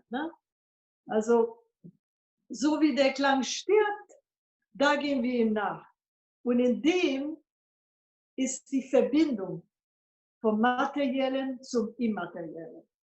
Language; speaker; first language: German; non-native, fluent; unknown